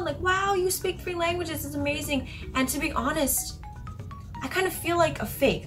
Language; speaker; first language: English; early bilingual, other home language; Japanese